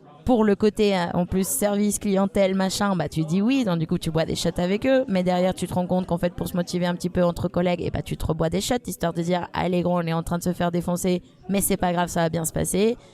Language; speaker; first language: French; non-native, fluent; Spanish